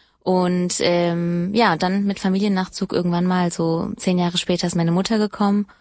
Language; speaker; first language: German; early bilingual, other home language; Italian